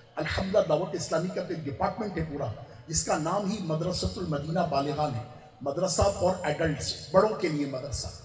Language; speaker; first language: Urdu; non-native, local second language; Sindhi